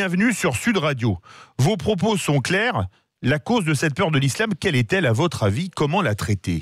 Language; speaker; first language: French; native; French